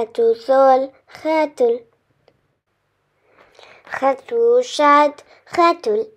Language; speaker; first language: Hebrew; non-native, learner; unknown